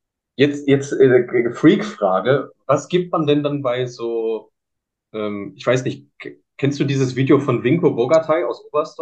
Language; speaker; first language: German; native; German